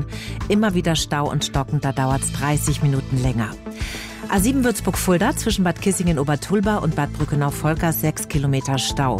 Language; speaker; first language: German; native; German